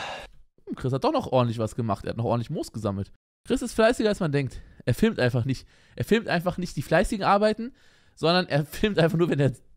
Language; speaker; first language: German; native; German